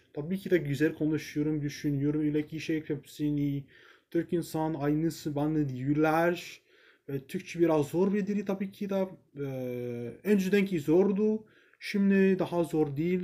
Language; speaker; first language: Turkish; non-native, learner; English